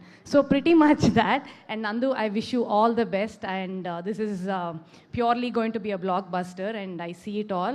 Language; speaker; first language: Telugu; native; Telugu